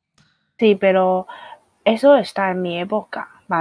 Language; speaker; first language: Spanish; non-native, fluent; Chinese